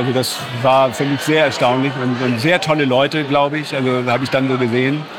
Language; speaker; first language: German; native; German